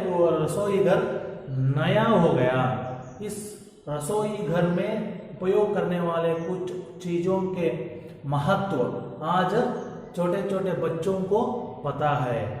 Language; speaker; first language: Hindi; non-native, local second language; Kannada